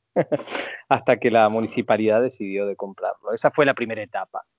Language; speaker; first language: Spanish; native; Spanish